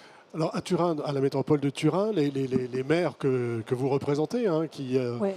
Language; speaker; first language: French; native; French